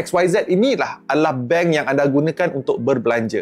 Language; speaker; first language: Malay; native; Malay